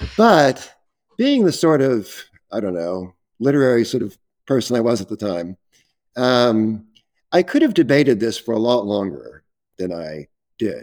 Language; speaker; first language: English; native; English